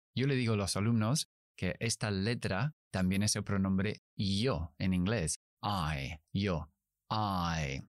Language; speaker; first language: Spanish; non-native, fluent; English